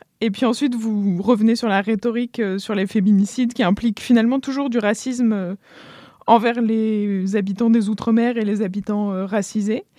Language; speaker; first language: French; native; French